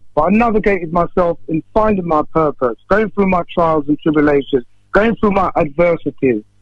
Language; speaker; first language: English; native; English